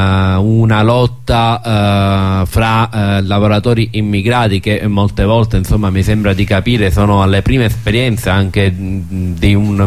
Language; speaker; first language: Italian; native; Italian